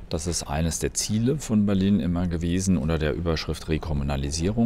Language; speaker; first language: German; native; German